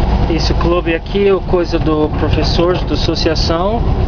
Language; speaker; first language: Portuguese; non-native, fluent; English